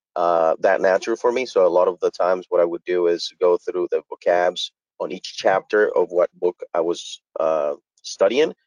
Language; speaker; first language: English; early bilingual, other home language; Spanish